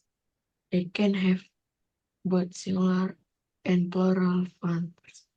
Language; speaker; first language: English; non-native, learner; Indonesian